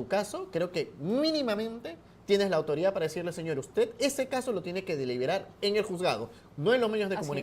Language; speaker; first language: Spanish; native; Spanish